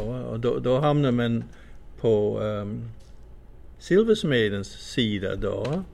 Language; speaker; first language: Swedish; non-native, fluent; Dutch